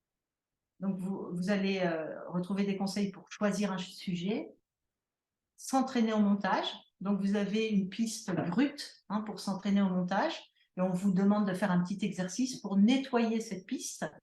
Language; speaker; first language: French; native; French